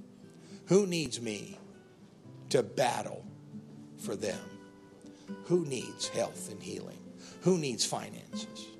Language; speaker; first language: English; native; English